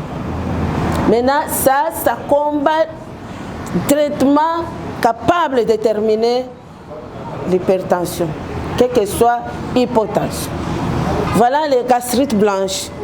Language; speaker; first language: French; non-native, local second language; Lingala